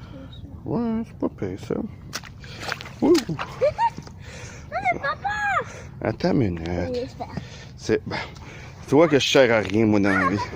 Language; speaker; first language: French; native; French